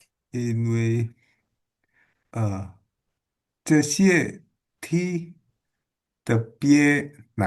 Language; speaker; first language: Chinese; non-native, learner; Indonesian